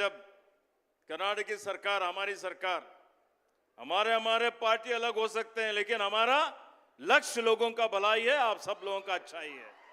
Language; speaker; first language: Hindi; non-native, local second language; Kannada